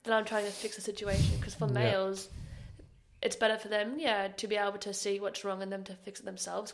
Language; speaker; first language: English; native; English